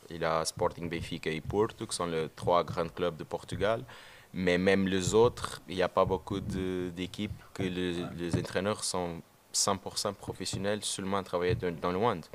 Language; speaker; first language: French; non-native, learner; Portuguese